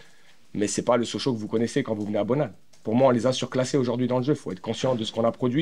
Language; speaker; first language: French; native; French